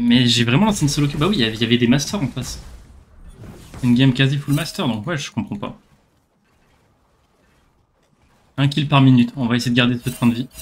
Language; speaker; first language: French; native; French